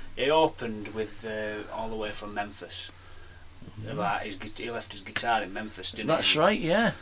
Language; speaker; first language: English; native; English